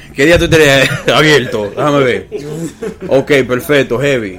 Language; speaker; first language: Spanish; early bilingual, other home language; English